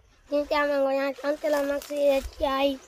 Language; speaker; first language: Vietnamese; non-native, learner; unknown